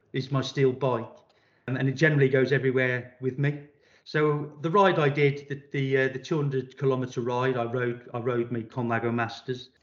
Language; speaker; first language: English; native; English